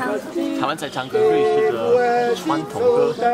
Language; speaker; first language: Chinese; non-native, fluent; German